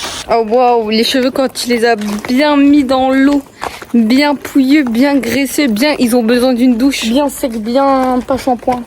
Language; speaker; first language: French; native; French